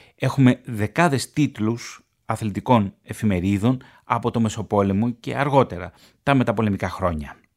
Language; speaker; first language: Greek; native; Greek